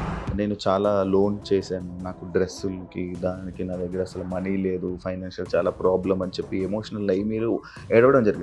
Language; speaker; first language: Telugu; native; Telugu